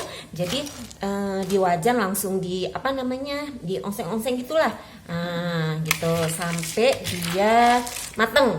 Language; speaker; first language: Indonesian; native; Indonesian